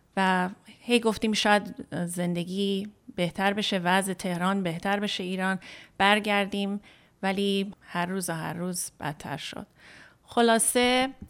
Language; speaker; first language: Persian; early bilingual, heritage; Persian